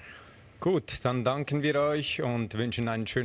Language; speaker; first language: German; native; German